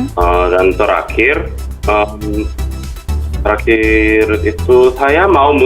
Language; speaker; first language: Indonesian; non-native, fluent; Korean